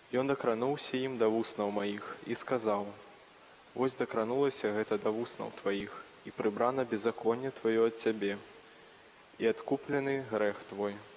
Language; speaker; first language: Belarusian; native; Belarusian